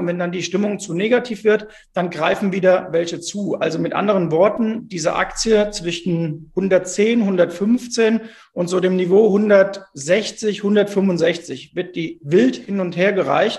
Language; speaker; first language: German; native; German